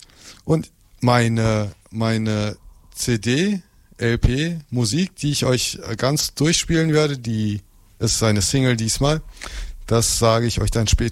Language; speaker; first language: German; native; German